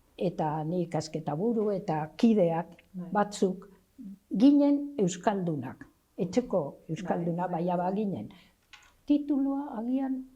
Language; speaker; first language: Basque; native; Basque